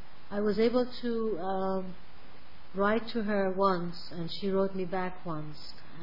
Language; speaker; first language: English; non-native, fluent; Persian